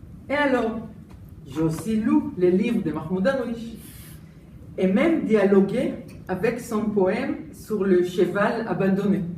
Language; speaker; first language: French; non-native, fluent; Hebrew